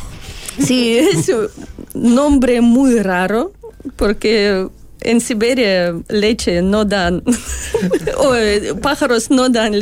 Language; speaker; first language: Spanish; non-native, learner; Russian